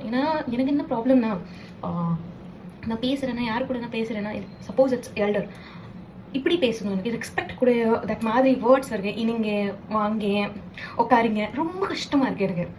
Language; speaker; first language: Tamil; non-native, learner; Marathi